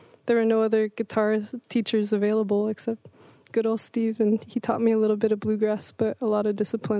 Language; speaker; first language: English; native; English